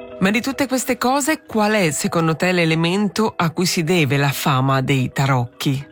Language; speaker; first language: Italian; native; Italian